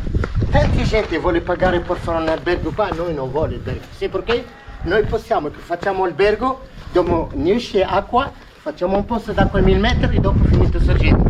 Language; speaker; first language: Italian; non-native, learner; Arabic